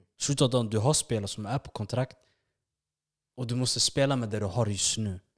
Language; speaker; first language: Swedish; early bilingual, other home language; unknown